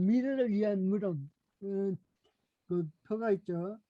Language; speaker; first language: Korean; native; Korean